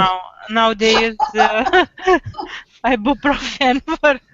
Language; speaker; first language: English; non-native, learner; Romanian